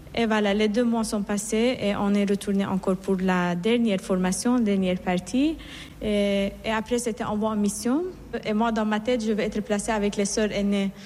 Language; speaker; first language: French; non-native, fluent; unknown